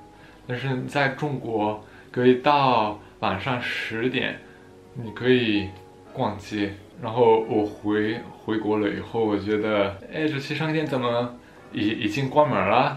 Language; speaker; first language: Chinese; non-native, fluent; French